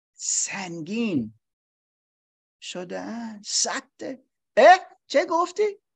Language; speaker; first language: Persian; non-native, learner; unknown